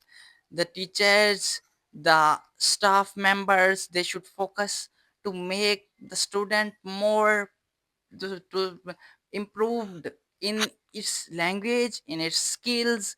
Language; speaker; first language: English; non-native, fluent; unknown